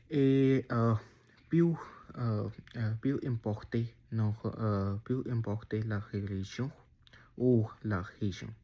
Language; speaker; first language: French; non-native, learner; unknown